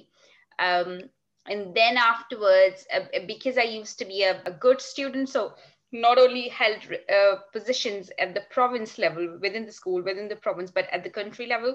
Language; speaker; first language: English; non-native, local second language; Urdu